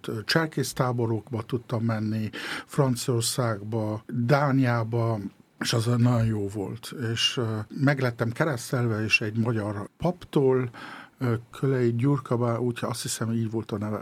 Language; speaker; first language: Hungarian; early bilingual, heritage; Hungarian